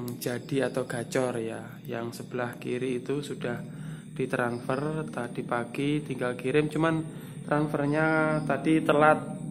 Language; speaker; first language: Indonesian; non-native, local second language; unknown